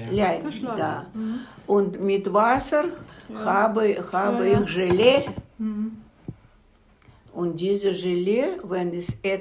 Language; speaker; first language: German; non-native, learner; Russian